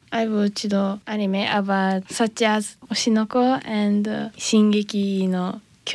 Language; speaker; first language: English; non-native, learner; Japanese